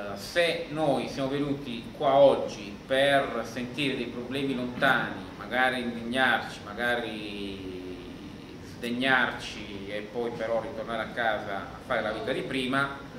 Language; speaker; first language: Italian; native; Italian